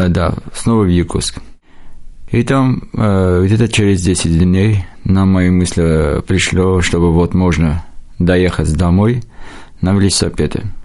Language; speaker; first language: Russian; non-native, local second language; Armenian